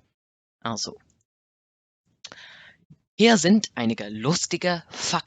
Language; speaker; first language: German; non-native, learner; English